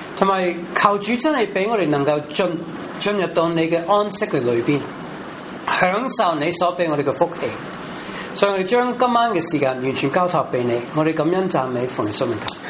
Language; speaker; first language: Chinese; non-native, local second language; Cantonese